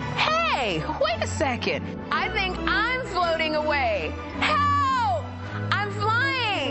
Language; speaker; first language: English; native; English